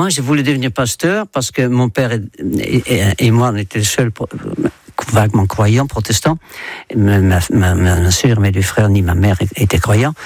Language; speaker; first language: French; non-native, fluent; Dutch